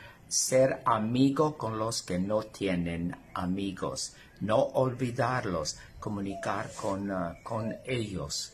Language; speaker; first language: Spanish; non-native, fluent; English